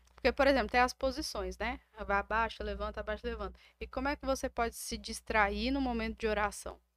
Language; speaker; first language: Portuguese; native; Portuguese